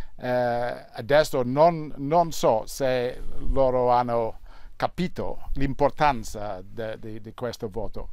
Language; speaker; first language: Italian; non-native, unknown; English